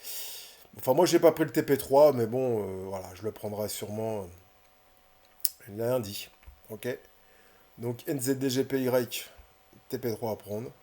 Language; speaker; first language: French; native; French